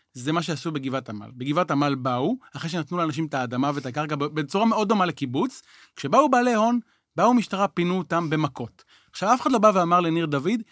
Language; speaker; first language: Hebrew; native; Hebrew